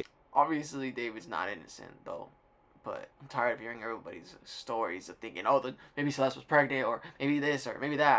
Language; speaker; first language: English; native; English